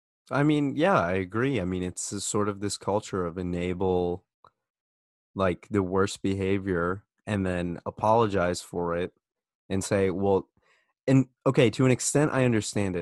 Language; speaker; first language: English; native; English